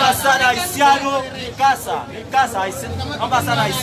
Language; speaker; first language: Spanish; non-native, learner; Haitian Creole